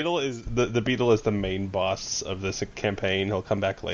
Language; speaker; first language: English; native; English